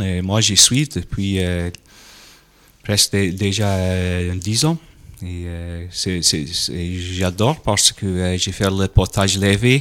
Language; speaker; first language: French; non-native, learner; English